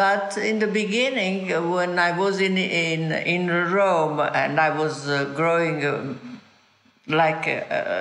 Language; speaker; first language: English; non-native, fluent; Italian